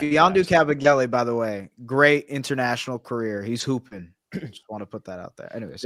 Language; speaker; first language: English; native; English